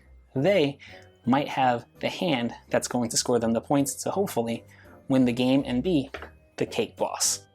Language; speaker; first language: English; native; English